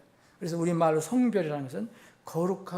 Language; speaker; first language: Korean; native; Korean